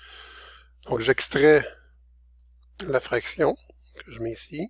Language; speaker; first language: French; native; French